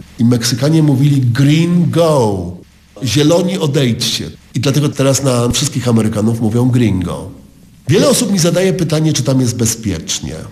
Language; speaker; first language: Polish; native; Polish